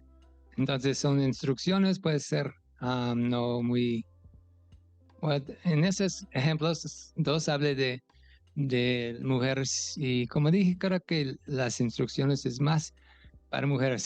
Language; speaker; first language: Spanish; non-native, fluent; English